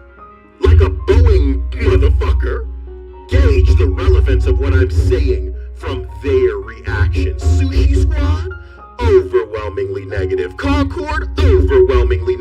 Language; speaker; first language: English; native; English